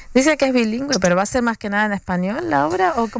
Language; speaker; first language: Spanish; native; Spanish